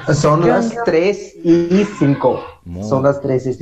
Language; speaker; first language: Spanish; non-native, learner; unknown